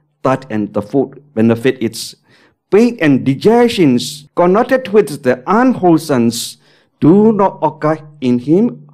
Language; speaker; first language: English; non-native, learner; Burmese